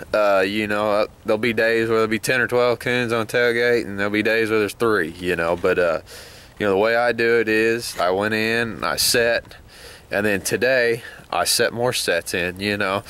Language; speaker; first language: English; native; English